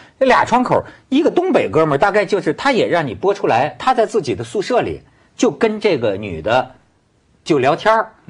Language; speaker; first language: Chinese; native; Chinese